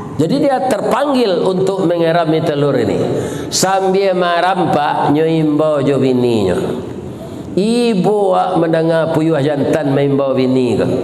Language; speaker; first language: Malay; non-native, local second language; Minangkabau